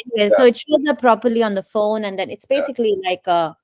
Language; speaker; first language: English; non-native, local second language; Kashmiri